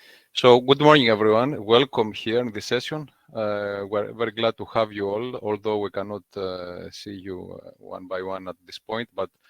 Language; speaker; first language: English; non-native, fluent; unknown